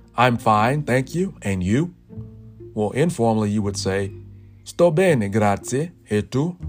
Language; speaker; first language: English; native; English